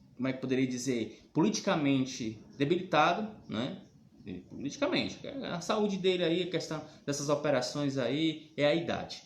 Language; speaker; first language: Portuguese; native; Portuguese